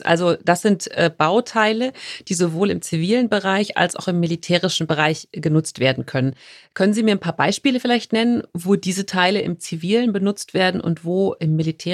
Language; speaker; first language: German; native; German